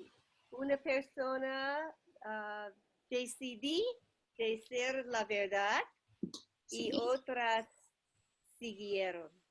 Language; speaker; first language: Spanish; non-native, learner; English